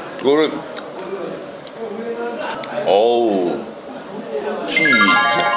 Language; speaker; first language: Korean; native; Korean